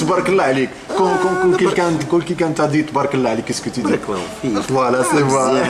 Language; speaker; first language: French; non-native, local second language; Arabic